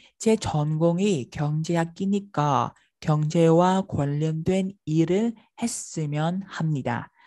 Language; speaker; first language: Korean; non-native, fluent; Vietnamese